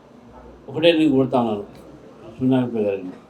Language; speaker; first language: Telugu; native; Telugu